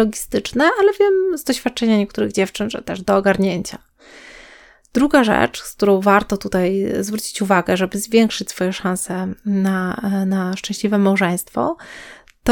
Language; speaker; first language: Polish; native; Polish